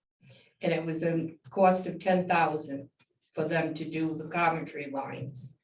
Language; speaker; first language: English; native; English